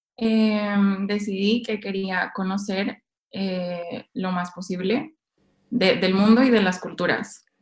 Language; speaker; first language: Spanish; native; Spanish